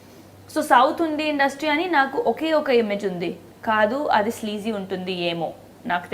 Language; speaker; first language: Telugu; non-native, local second language; Hindi